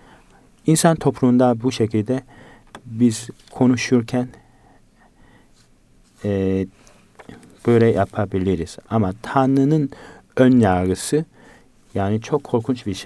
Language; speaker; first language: Turkish; non-native, fluent; Korean